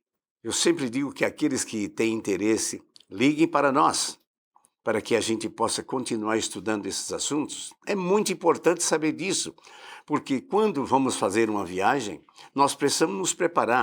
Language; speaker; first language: Portuguese; native; Portuguese